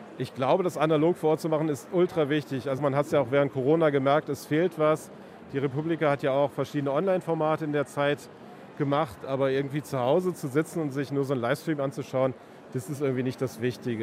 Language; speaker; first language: German; native; German